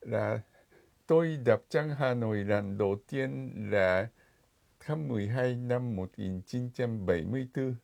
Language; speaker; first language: Vietnamese; non-native, fluent; Japanese